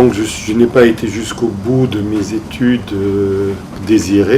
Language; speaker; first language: French; non-native, local second language; Arabic